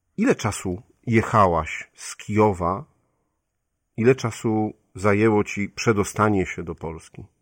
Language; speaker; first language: Polish; native; Polish